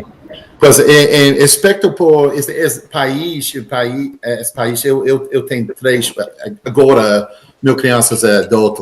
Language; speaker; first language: Portuguese; non-native, learner; English